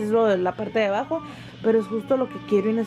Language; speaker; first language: Spanish; native; Spanish